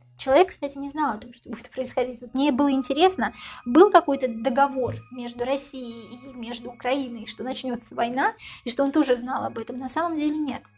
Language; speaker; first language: Russian; native; Russian